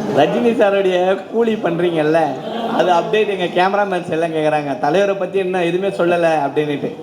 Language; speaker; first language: Tamil; native; Tamil